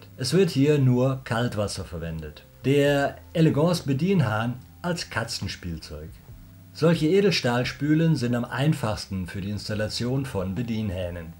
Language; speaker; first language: German; native; German